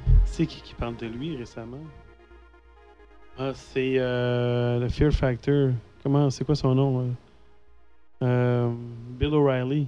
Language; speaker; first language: French; native; French